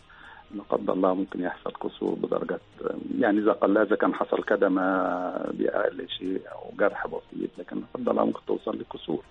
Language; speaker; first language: Arabic; native; Arabic